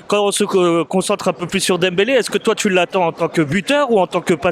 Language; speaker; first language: French; native; French